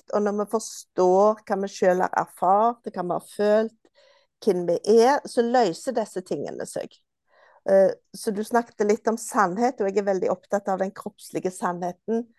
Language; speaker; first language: Norwegian; native; Norwegian